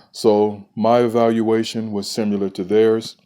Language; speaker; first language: English; native; English